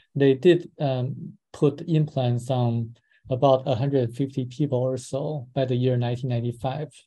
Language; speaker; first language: English; non-native, fluent; Chinese